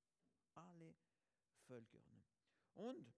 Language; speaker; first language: German; non-native, learner; French